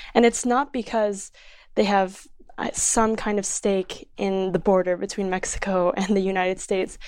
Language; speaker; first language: English; early bilingual, other home language; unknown